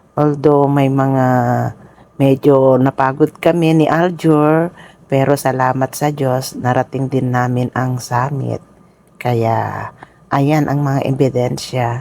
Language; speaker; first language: Filipino; non-native, local second language; Iloko